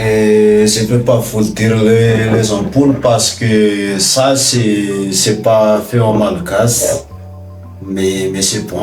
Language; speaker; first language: French; non-native, learner; Malagasy